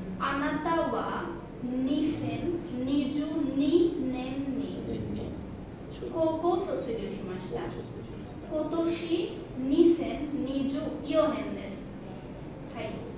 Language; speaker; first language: Japanese; non-native, fluent; Bangla